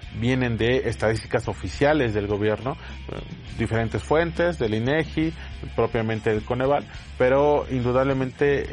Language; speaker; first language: Spanish; native; Spanish